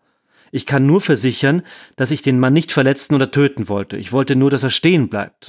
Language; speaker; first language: German; native; German